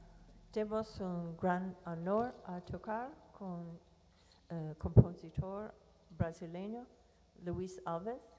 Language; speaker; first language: Portuguese; non-native, learner; English